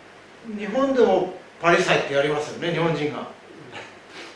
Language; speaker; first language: Japanese; native; Japanese